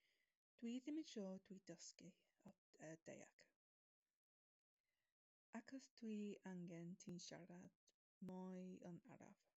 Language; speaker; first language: Welsh; non-native, learner; English